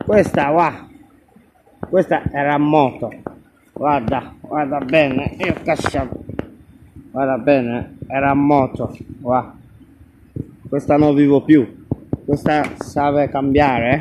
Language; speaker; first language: Italian; non-native, learner; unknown